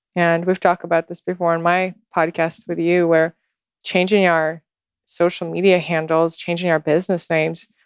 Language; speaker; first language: English; non-native, fluent; Russian